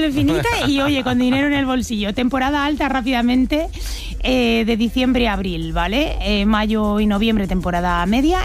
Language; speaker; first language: Spanish; native; Spanish